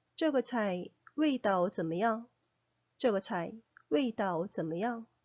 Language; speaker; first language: Chinese; non-native, fluent; Korean